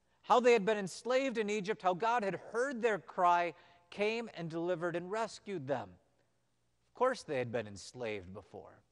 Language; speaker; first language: English; native; English